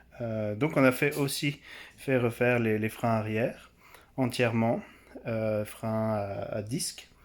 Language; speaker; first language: French; native; French